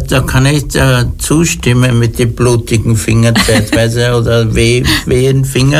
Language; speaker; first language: German; native; German